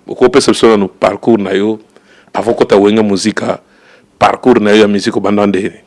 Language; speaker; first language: Lingala; native; Lingala